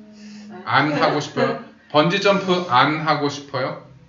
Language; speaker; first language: Spanish; early bilingual, other home language; Korean